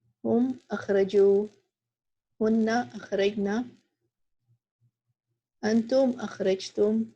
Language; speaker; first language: Arabic; non-native, learner; English